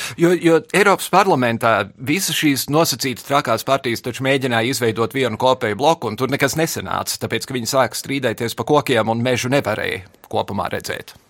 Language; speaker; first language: Latvian; early bilingual, heritage; Latvian